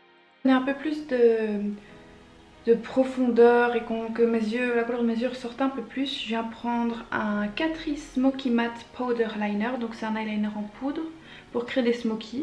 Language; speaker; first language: French; native; French